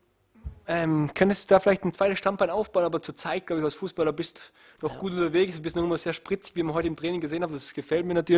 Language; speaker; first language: German; native; German